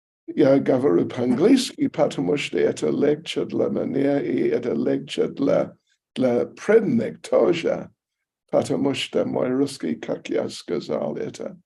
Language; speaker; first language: Russian; non-native, learner; English